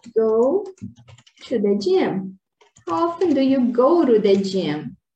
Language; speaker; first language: English; non-native, fluent; Portuguese